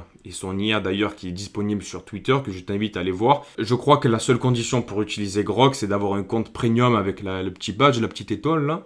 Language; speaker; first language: French; native; French